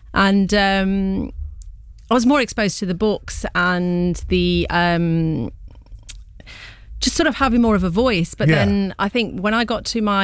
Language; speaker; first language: English; early bilingual, other home language; Punjabi